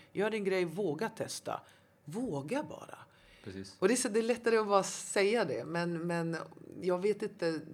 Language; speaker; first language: Swedish; native; Swedish